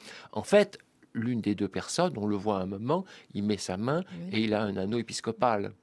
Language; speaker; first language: French; native; French